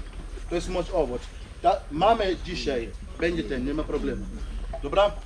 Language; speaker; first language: Polish; non-native, learner; Swahili